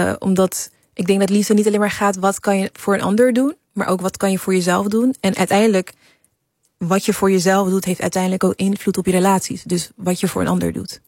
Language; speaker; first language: Dutch; early bilingual, other home language; English